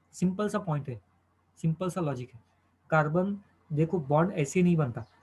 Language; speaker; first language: Hindi; non-native, local second language; Marathi